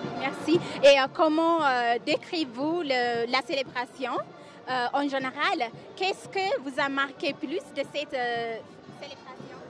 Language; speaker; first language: French; non-native, fluent; Amharic